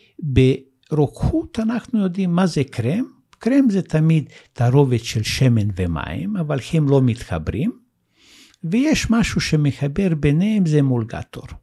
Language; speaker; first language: Hebrew; non-native, fluent; Russian